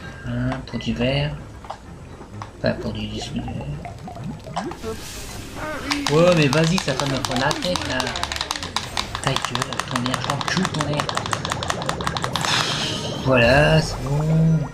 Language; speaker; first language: French; native; French